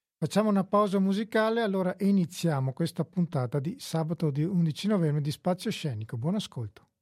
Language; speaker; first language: Italian; native; Italian